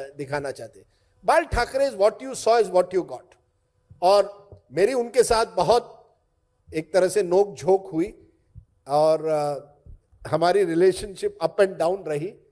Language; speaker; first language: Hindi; non-native, local second language; Marathi